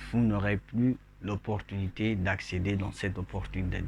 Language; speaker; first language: French; non-native, local second language; Malagasy